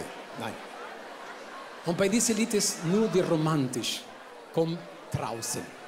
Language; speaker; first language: German; non-native, learner; Spanish